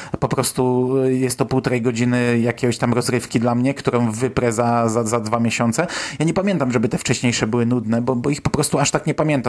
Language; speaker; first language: Polish; native; Polish